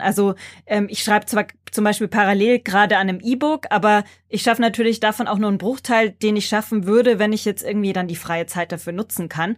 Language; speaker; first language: German; native; German